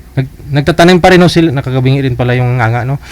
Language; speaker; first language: Filipino; native; Filipino